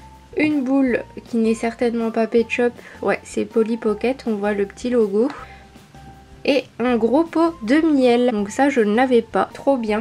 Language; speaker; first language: French; native; French